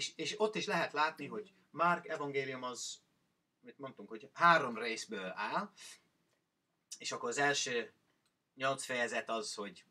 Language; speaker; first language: Hungarian; non-native, learner; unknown